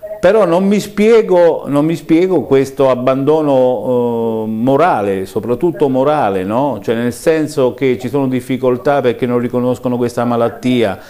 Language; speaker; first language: Italian; native; Italian